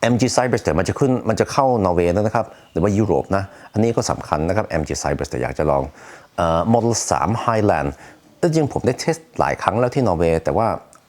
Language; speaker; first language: Thai; non-native, fluent; Swedish